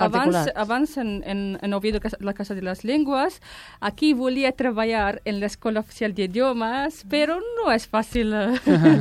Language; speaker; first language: Catalan; non-native, fluent; Arabic